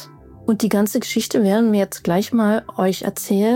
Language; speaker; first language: German; native; German